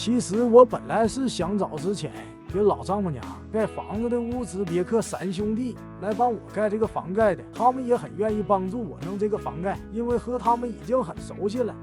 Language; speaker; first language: Chinese; native; Chinese